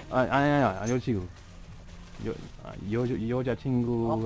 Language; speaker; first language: Korean; non-native, learner; English